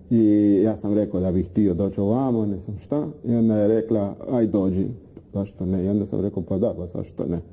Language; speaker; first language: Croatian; non-native, fluent; Spanish